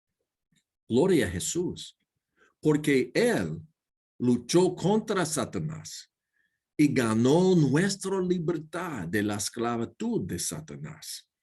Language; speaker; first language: Spanish; non-native, learner; English